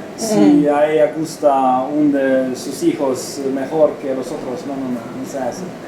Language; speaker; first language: Spanish; non-native, learner; Romanian